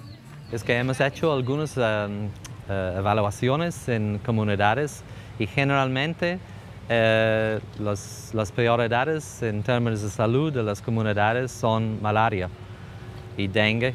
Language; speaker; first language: Spanish; non-native, fluent; English